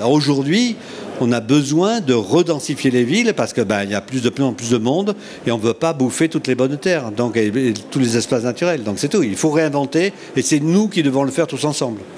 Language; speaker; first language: French; native; French